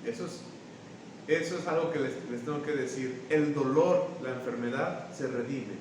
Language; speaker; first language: Spanish; native; Spanish